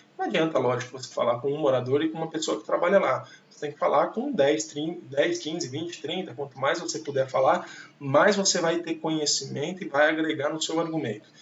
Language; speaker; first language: Portuguese; native; Portuguese